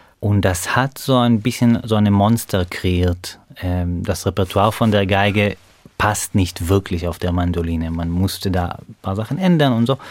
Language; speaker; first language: German; non-native, fluent; Hebrew